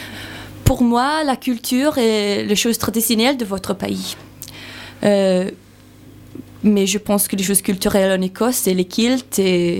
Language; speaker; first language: French; non-native, learner; English